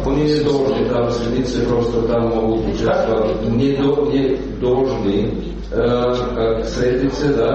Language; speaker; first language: Russian; non-native, fluent; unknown